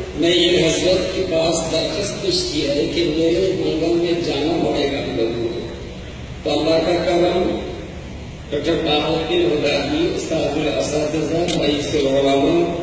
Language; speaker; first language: Urdu; non-native, local second language; Bangla